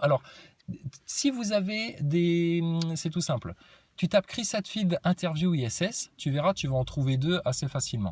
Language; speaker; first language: French; native; French